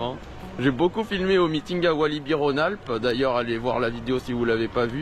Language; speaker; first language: French; native; French